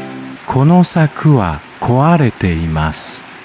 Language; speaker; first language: Japanese; non-native, learner; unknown